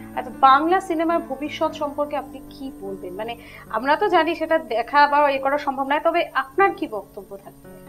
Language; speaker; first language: Bangla; native; Bangla